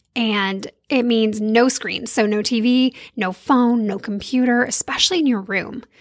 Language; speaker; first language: English; native; English